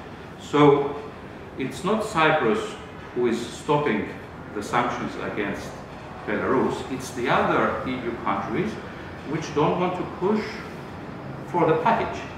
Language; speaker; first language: English; non-native, fluent; Greek